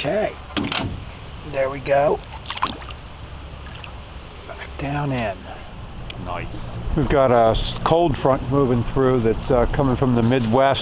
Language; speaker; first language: English; native; English